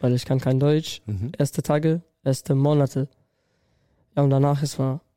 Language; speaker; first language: German; non-native, learner; Russian